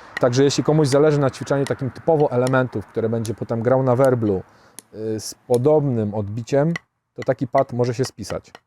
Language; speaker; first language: Polish; native; Polish